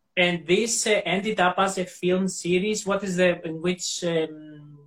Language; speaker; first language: English; non-native, fluent; Greek